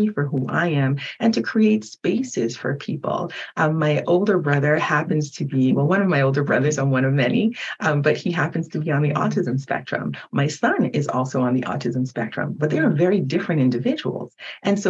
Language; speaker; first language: English; early bilingual, other home language; Haitian Creole